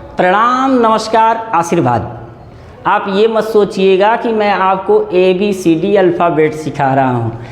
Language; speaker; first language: Hindi; native; Hindi